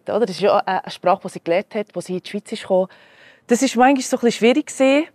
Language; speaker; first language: German; early bilingual, other home language; Croatian